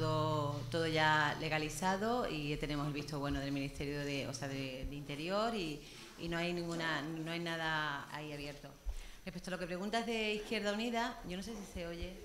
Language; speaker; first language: Spanish; native; Spanish